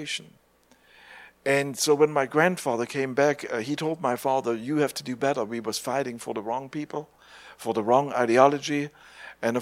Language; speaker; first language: English; non-native, fluent; German